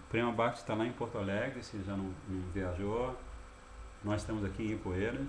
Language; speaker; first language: Portuguese; native; Portuguese